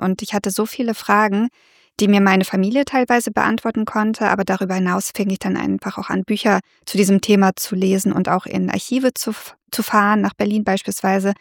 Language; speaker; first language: German; early bilingual, other home language; Russian